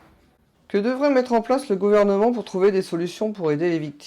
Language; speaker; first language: French; native; French